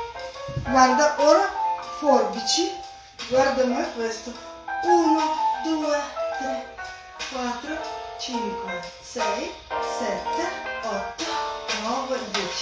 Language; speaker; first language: Italian; non-native, learner; Russian